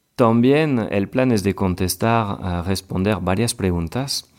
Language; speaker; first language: French; native; French